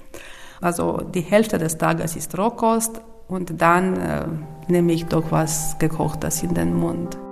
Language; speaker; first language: German; non-native, fluent; Romanian